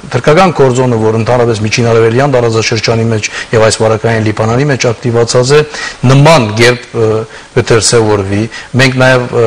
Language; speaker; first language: Armenian; early bilingual, heritage; Armenian